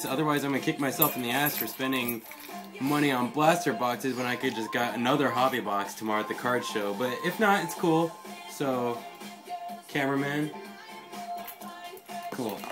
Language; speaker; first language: English; native; English